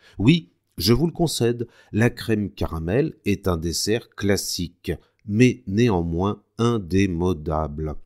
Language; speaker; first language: French; native; French